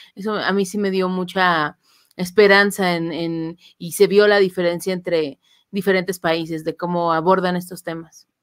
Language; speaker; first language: Spanish; native; Spanish